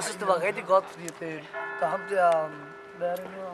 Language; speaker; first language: Danish; early bilingual, other home language; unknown